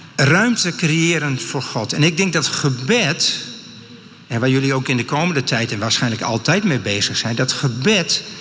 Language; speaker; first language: Dutch; native; Dutch